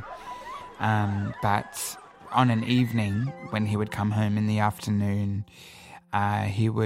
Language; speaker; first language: English; native; English